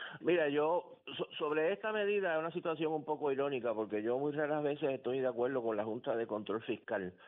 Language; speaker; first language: Spanish; native; Spanish